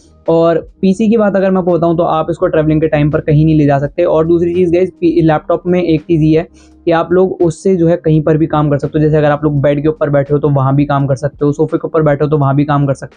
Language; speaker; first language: Hindi; native; Hindi